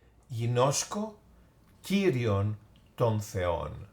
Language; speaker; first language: Greek; non-native, fluent; English